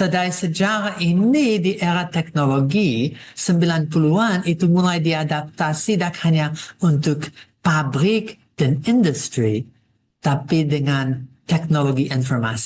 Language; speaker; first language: Indonesian; non-native, fluent; English